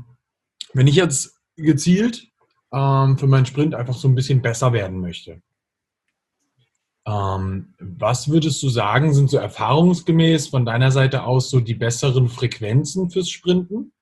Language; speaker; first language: German; native; German